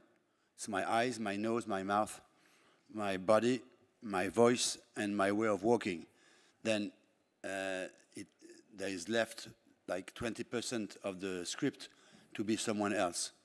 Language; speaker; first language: English; non-native, fluent; French